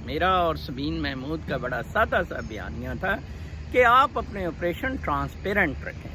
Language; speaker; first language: Urdu; non-native, local second language; Punjabi